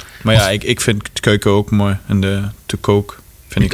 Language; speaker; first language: Dutch; non-native, fluent; German